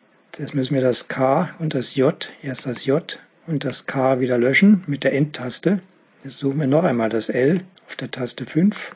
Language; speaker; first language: German; native; German